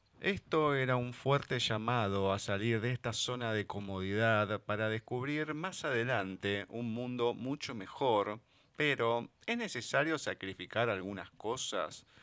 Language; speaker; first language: Spanish; native; Spanish